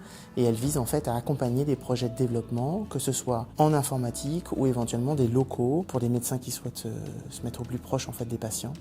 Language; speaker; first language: French; native; French